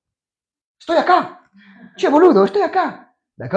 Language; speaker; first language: Spanish; non-native, fluent; French